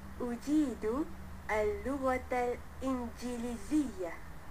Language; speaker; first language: Arabic; non-native, learner; Malay